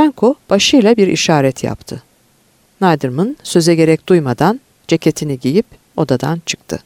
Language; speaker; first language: Turkish; native; Turkish